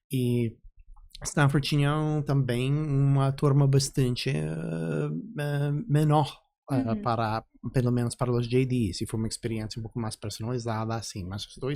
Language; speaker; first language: Portuguese; non-native, fluent; English